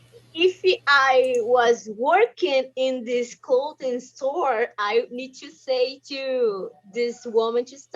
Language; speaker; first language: English; non-native, learner; Portuguese